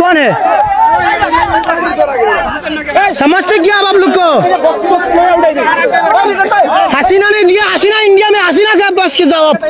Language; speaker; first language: Hindi; non-native, learner; Bangla